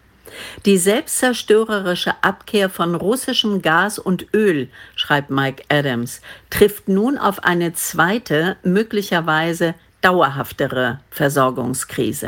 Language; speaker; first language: German; native; German